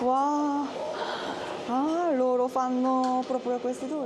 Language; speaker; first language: Italian; non-native, learner; Korean